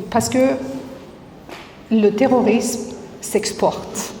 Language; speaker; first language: French; non-native, fluent; Persian